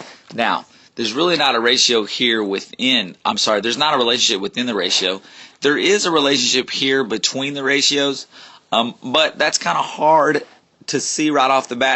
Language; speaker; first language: English; native; English